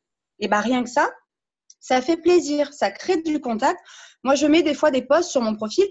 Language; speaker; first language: French; native; French